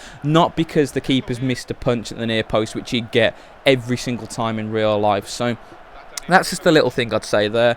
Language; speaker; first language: English; native; English